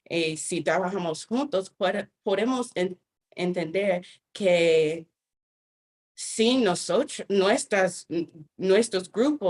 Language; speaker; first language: Spanish; non-native, fluent; English